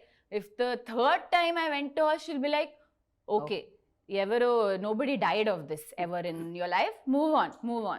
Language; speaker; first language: Telugu; non-native, learner; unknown